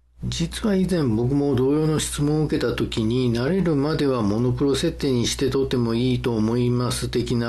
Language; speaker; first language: Japanese; native; Japanese